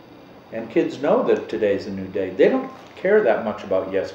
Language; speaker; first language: English; native; English